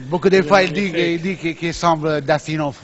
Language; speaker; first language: French; non-native, learner; Italian